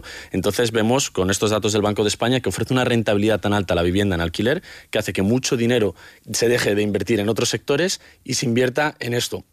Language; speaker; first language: Spanish; native; Spanish